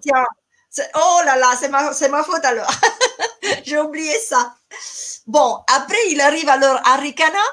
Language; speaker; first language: French; non-native, fluent; Italian